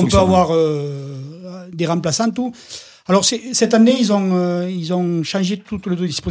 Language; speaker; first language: French; native; French